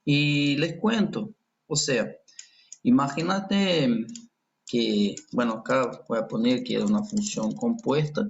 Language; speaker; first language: Spanish; non-native, fluent; Portuguese